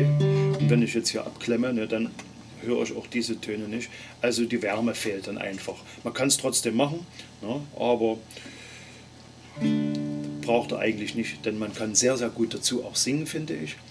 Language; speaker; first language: German; native; German